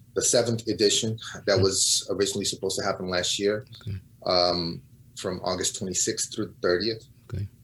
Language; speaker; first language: English; non-native, fluent; Portuguese